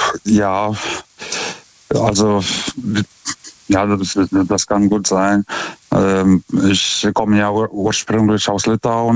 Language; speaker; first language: German; native; German